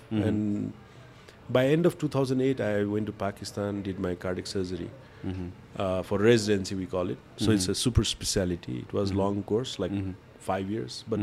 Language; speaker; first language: English; non-native, local second language; Maithili